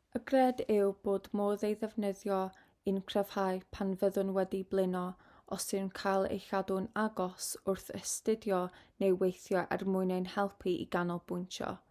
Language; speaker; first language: Welsh; non-native, local second language; English